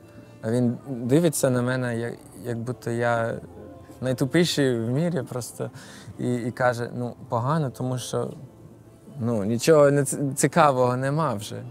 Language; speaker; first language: Ukrainian; non-native, fluent; English